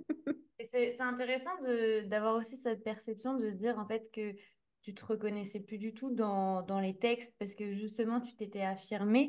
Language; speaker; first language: French; native; French